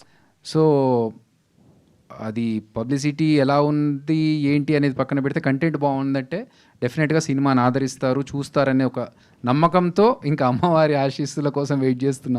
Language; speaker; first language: Telugu; native; Telugu